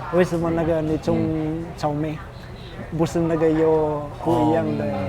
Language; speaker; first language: Chinese; non-native, learner; Filipino